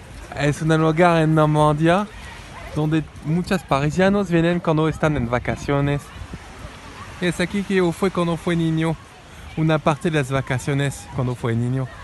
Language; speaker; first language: Spanish; non-native, learner; French